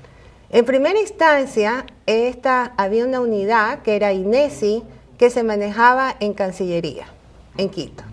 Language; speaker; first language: Spanish; native; Spanish